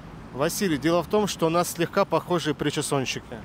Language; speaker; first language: Russian; native; Russian